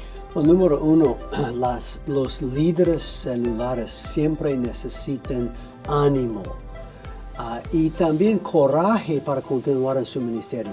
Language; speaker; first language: Spanish; non-native, fluent; English